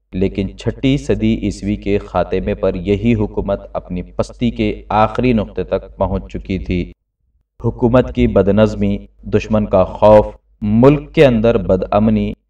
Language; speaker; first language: Urdu; native; Urdu